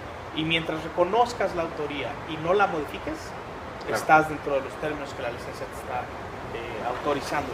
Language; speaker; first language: Spanish; native; Spanish